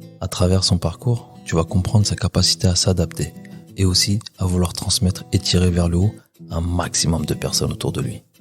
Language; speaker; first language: French; native; French